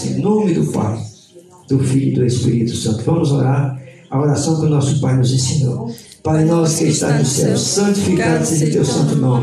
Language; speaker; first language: Portuguese; native; Portuguese